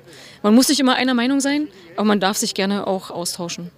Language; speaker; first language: German; native; German